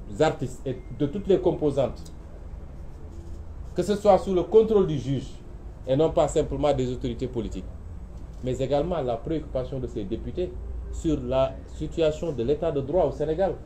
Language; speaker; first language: French; non-native, local second language; Wolof